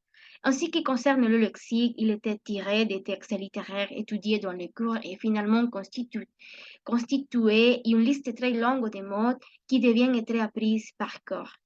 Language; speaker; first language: French; non-native, learner; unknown